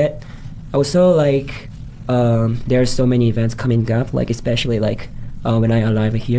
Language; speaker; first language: English; non-native, fluent; Japanese